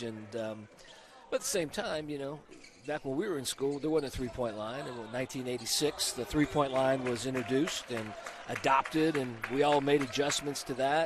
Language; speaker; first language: English; native; English